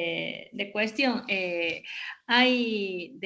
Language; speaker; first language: English; non-native, learner; Spanish